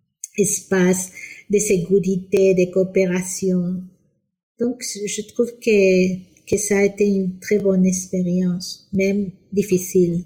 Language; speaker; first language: French; non-native, fluent; Spanish